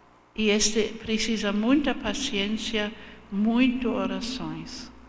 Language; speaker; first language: Portuguese; non-native, fluent; German